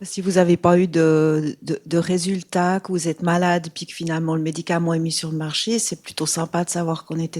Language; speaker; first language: French; native; French